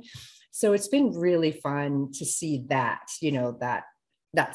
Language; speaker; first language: English; native; English